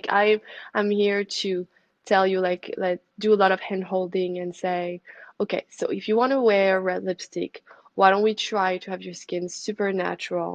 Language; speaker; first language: English; non-native, fluent; French